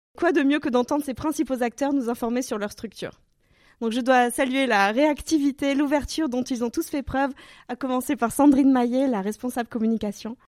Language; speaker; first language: French; native; French